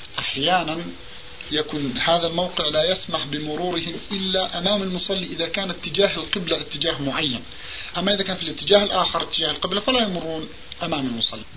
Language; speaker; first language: Arabic; native; Arabic